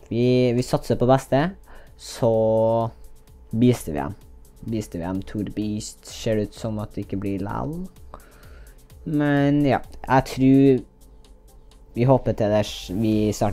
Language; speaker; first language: Norwegian; native; Norwegian